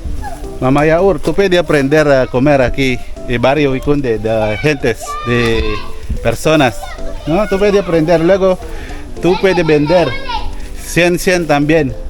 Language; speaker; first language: Spanish; non-native, learner; Filipino